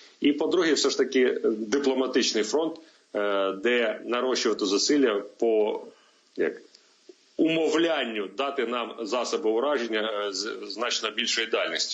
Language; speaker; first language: Ukrainian; native; Ukrainian